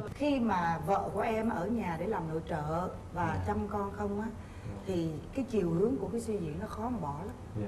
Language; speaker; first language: Vietnamese; native; Vietnamese